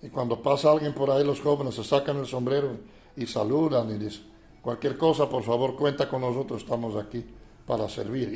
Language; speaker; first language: Spanish; non-native, fluent; Dutch